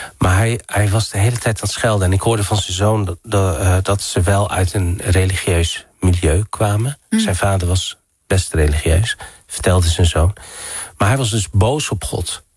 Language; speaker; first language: Dutch; early bilingual, other home language; Riffian